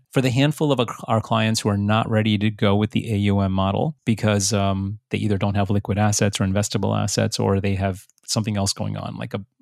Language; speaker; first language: English; early bilingual, other home language; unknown